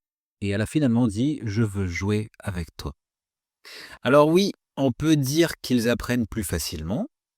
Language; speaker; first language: French; native; French